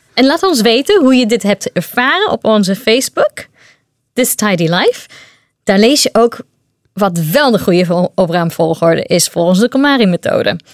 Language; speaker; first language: Dutch; non-native, fluent; Portuguese